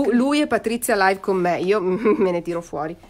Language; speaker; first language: Italian; native; Italian